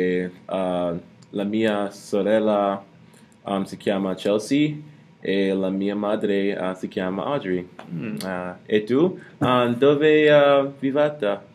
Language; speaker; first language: Italian; non-native, learner; English